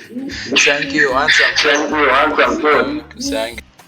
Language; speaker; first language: English; non-native, learner; Arabic